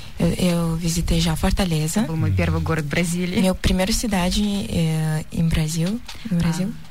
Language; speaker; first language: Portuguese; non-native, learner; Russian